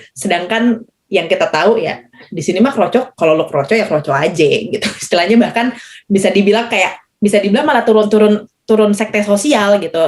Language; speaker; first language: Indonesian; native; Indonesian